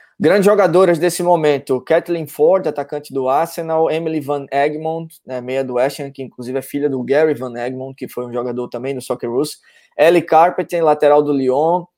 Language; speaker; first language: Portuguese; native; Portuguese